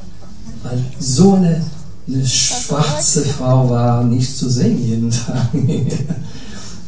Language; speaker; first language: German; non-native, fluent; Portuguese